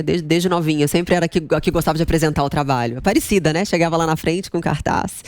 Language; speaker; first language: Portuguese; native; Portuguese